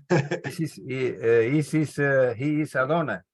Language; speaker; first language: English; non-native, learner; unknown